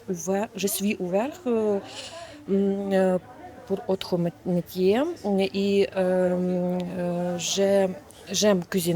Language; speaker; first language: French; non-native, learner; Ukrainian